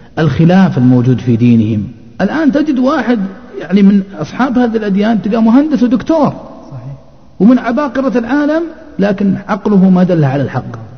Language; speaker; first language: Arabic; native; Arabic